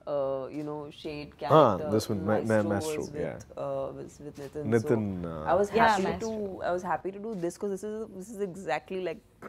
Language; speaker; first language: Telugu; non-native, fluent; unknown